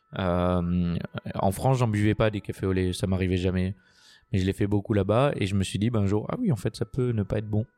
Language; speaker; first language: French; native; French